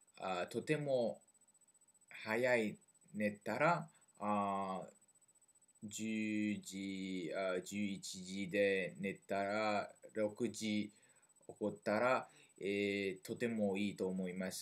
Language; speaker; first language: Japanese; non-native, learner; French